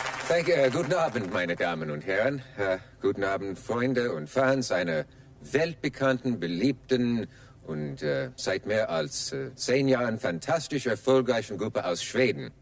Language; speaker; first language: German; non-native, learner; English